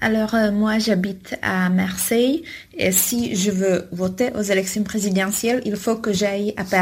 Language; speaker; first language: French; non-native, fluent; Czech